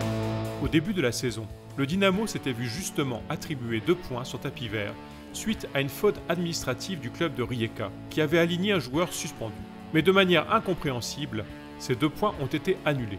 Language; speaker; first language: French; native; French